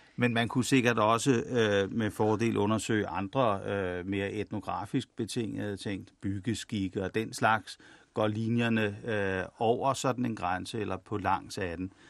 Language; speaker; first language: Danish; native; Danish